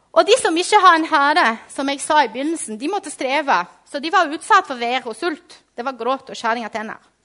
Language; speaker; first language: Norwegian; non-native, fluent; Portuguese